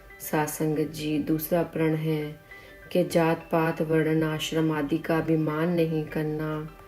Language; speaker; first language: Hindi; native; Hindi